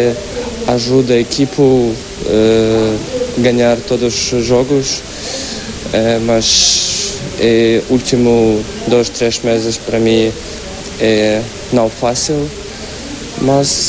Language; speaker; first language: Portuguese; non-native, learner; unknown